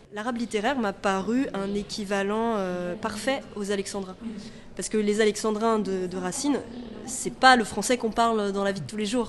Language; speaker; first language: French; native; French